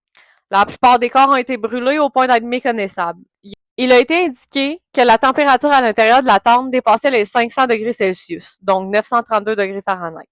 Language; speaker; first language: French; native; French